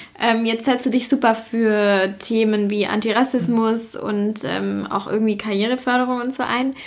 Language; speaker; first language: German; native; German